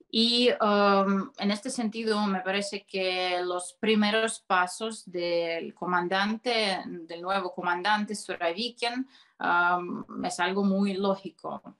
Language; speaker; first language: Spanish; non-native, fluent; Russian